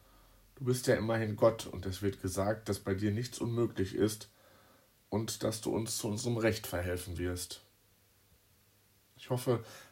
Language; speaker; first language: German; native; German